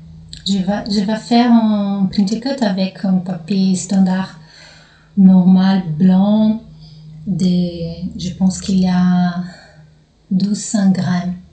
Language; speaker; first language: French; non-native, fluent; Portuguese